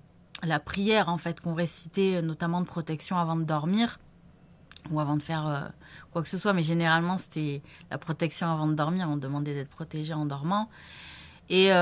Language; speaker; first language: French; native; French